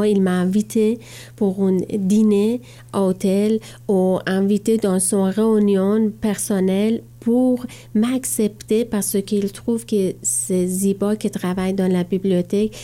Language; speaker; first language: French; non-native, learner; Persian